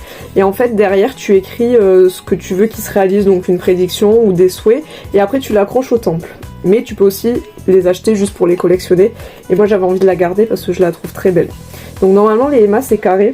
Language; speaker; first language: French; native; French